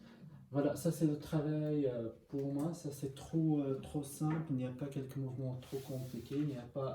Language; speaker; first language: French; non-native, learner; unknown